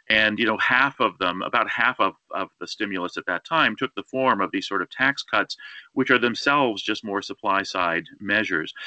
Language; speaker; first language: English; native; English